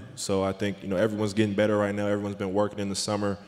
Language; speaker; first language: English; native; English